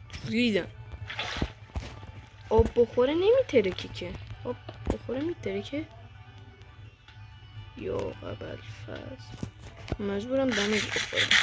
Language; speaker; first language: Persian; native; Persian